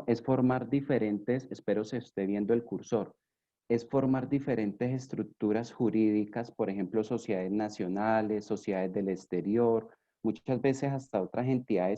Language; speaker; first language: Spanish; native; Spanish